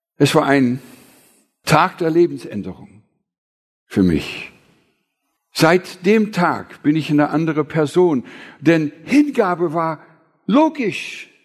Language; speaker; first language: German; non-native, fluent; English